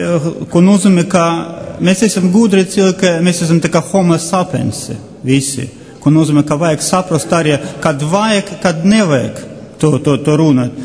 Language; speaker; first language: Latvian; non-native, local second language; Russian